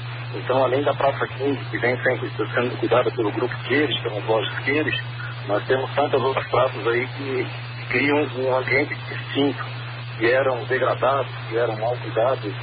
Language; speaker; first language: Portuguese; native; Portuguese